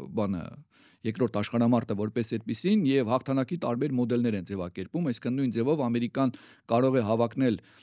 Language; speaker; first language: Armenian; native; Armenian